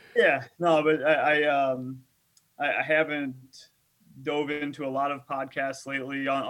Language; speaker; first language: English; native; English